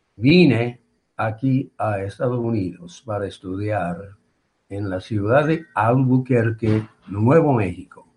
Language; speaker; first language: Spanish; non-native, fluent; Japanese